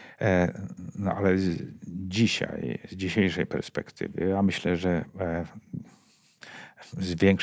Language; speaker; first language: Polish; native; Polish